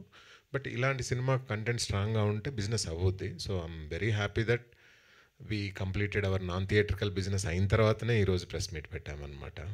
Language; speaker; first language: Telugu; native; Telugu